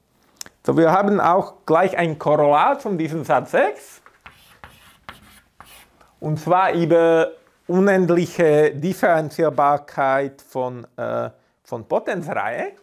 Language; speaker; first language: German; non-native, fluent; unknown